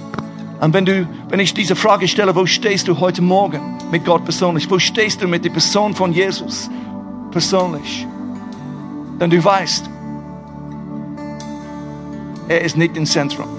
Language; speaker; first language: German; non-native, fluent; English